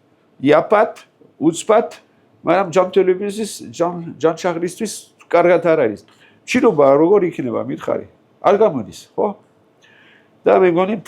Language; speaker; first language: Georgian; non-native, learner; French